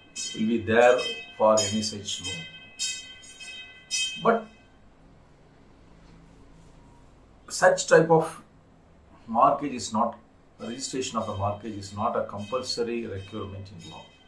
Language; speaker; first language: English; non-native, local second language; Tamil